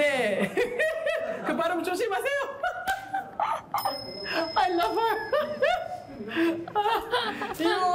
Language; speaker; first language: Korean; non-native, learner; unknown